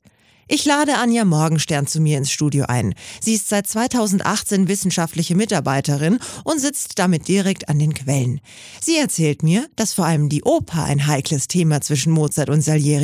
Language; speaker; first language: German; native; German